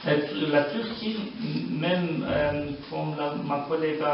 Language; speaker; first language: French; non-native, learner; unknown